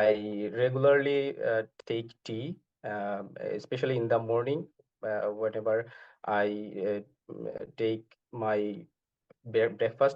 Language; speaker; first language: English; non-native, learner; Bangla